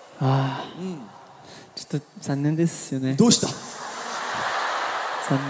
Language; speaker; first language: Japanese; non-native, learner; Korean